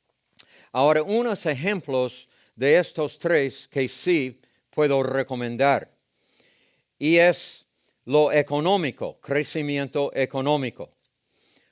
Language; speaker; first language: Spanish; non-native, fluent; English